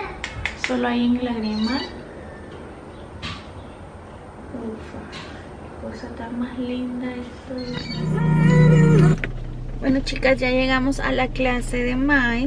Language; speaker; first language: Spanish; native; Spanish